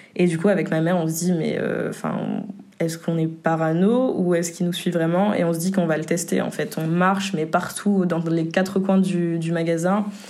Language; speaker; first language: French; native; French